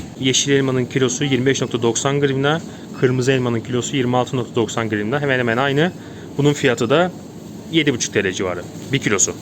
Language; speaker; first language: Turkish; native; Turkish